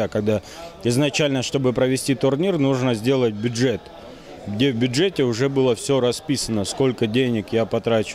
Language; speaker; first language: Russian; native; Russian